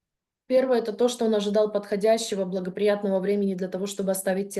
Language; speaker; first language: Russian; native; Russian